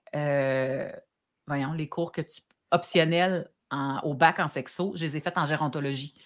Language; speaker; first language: French; native; French